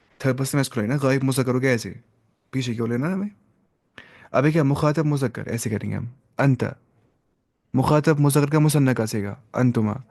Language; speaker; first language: Urdu; native; Urdu